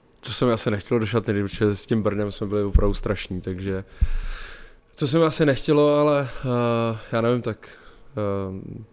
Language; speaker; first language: Czech; native; Czech